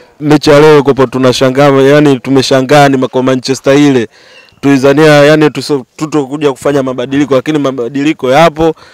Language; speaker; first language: Swahili; native; Swahili